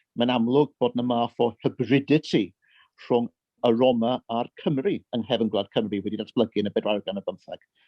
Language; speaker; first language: Welsh; early bilingual, heritage; Welsh